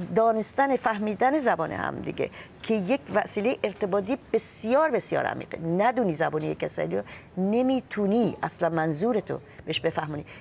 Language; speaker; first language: Persian; non-native, local second language; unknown